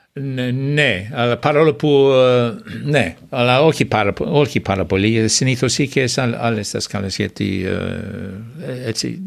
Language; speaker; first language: Greek; non-native, fluent; English